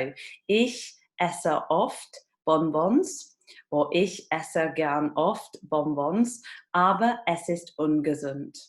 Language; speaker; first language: German; non-native, fluent; English